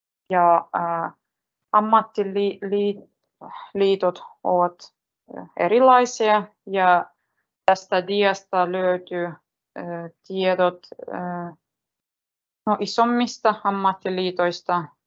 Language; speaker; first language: Finnish; non-native, fluent; Russian